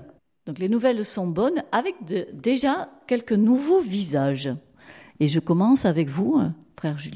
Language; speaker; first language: French; native; French